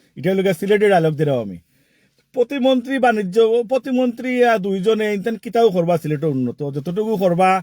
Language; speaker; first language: Bangla; early bilingual, heritage; Sylheti